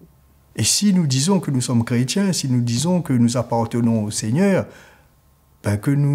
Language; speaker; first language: French; native; French